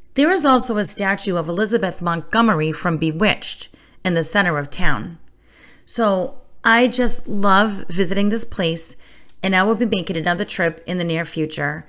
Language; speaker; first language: English; native; English